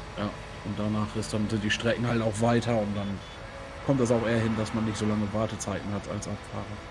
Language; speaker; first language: German; native; German